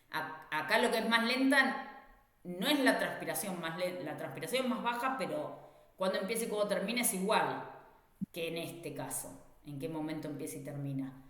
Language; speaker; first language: Spanish; native; Spanish